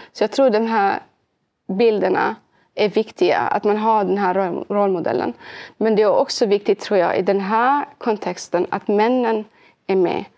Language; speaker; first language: Swedish; early bilingual, other home language; Arabic